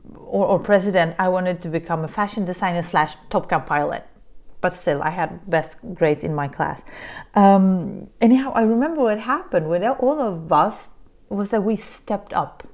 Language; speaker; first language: English; early bilingual, other home language; Polish